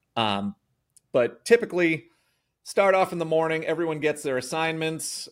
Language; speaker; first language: English; native; English